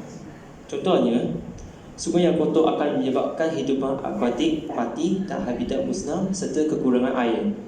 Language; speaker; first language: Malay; non-native, local second language; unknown